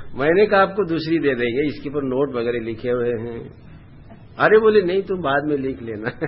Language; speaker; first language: Hindi; non-native, local second language; Bangla